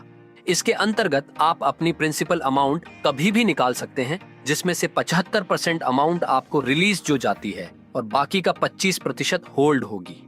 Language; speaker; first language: Hindi; native; Hindi